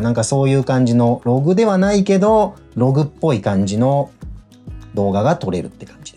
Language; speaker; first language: Japanese; native; Japanese